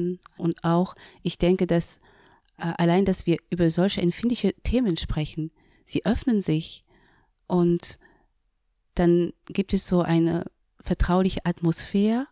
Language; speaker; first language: German; non-native, fluent; French